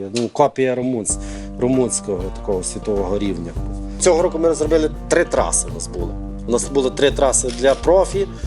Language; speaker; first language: Ukrainian; native; Ukrainian